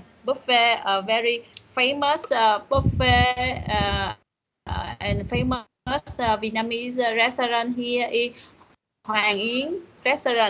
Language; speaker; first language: English; non-native, learner; Vietnamese